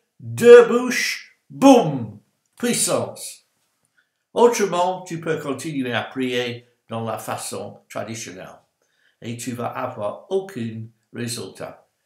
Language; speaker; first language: French; non-native, learner; English